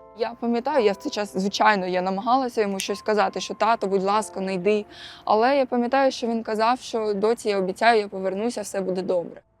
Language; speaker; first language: Ukrainian; non-native, local second language; Russian